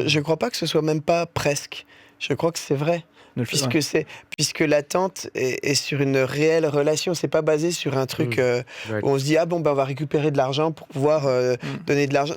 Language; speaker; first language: French; native; French